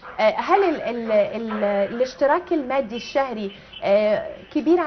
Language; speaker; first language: Arabic; native; Arabic